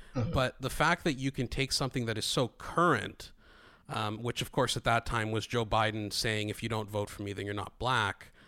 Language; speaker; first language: English; non-native, fluent; Greek